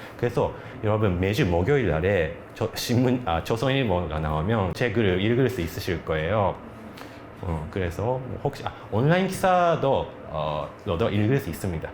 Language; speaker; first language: Korean; non-native, fluent; Japanese